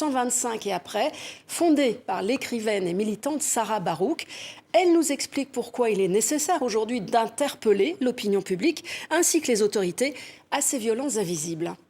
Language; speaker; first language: French; native; French